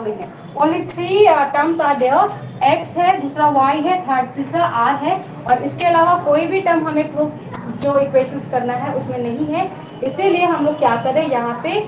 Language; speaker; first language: Hindi; native; Hindi